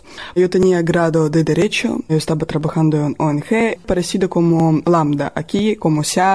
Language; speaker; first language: Spanish; non-native, learner; Russian